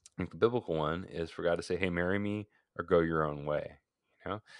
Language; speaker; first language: English; native; English